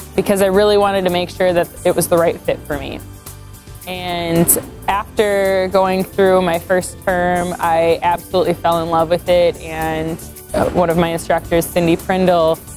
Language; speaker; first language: English; native; English